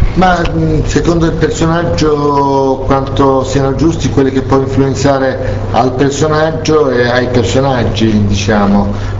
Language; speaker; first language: Italian; non-native, fluent; Turkish